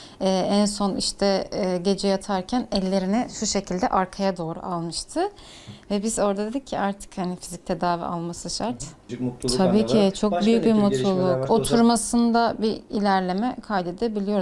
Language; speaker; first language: Turkish; native; Turkish